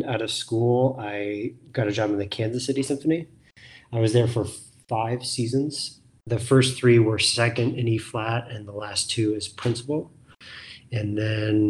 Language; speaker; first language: English; native; English